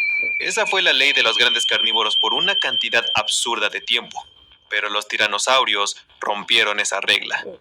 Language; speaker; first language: Spanish; native; Spanish